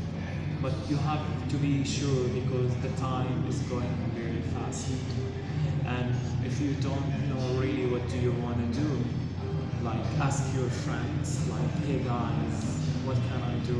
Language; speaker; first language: English; non-native, learner; Arabic